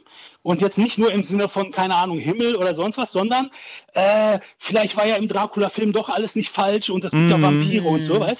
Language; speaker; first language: German; early bilingual, other home language; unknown